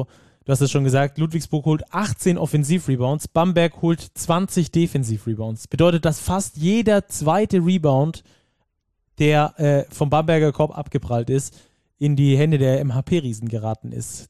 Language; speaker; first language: German; native; German